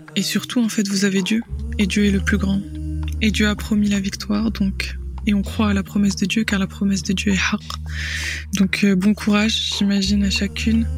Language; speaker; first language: French; native; French